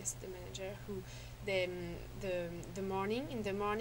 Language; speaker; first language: English; non-native, learner; French